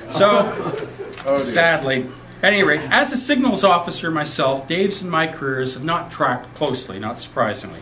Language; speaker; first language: English; native; English